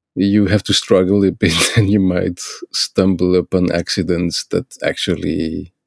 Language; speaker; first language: English; non-native, fluent; Portuguese